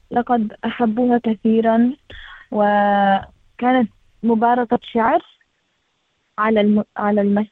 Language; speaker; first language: Arabic; early bilingual, heritage; Arabic